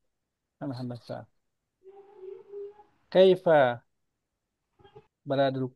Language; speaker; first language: Arabic; non-native, fluent; Indonesian